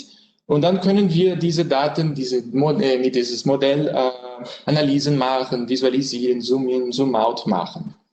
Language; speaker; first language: German; non-native, learner; French